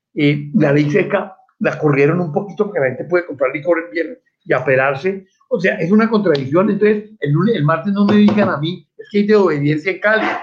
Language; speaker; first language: Spanish; native; Spanish